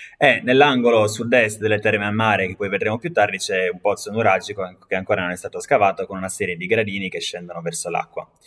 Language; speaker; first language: Italian; non-native, local second language; Sardinian